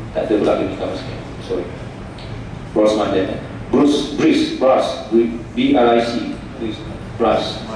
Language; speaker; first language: Malay; non-native, local second language; Central Dusun